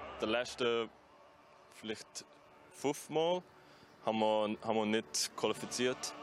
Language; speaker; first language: German; non-native, learner; English